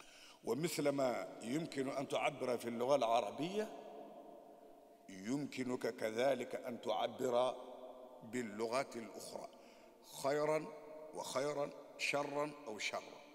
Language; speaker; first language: Arabic; non-native, fluent; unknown